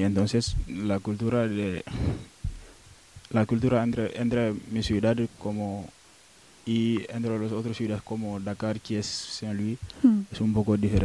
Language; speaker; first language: Spanish; non-native, learner; Wolof